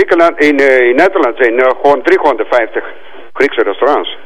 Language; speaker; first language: Dutch; non-native, fluent; Greek